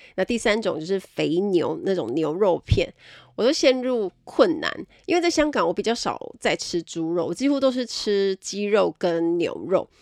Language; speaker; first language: Chinese; native; Chinese